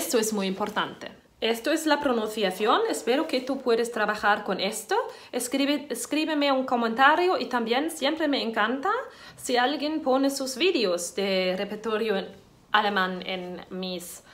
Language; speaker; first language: Spanish; non-native, fluent; German